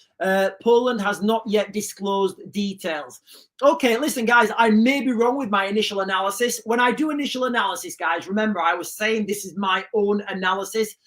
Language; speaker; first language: English; native; English